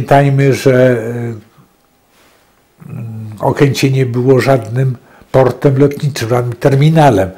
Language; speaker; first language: Polish; native; Polish